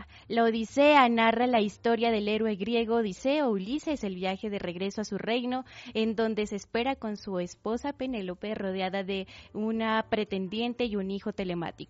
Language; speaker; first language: Spanish; native; Spanish